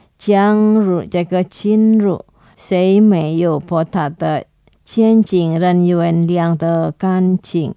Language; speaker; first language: Chinese; non-native, fluent; Indonesian